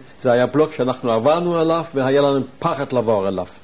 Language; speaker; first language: Hebrew; non-native, fluent; German